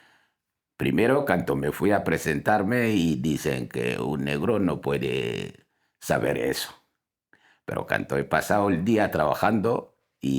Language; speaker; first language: Spanish; non-native, fluent; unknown